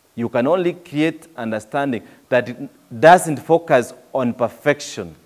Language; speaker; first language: English; non-native, local second language; Swahili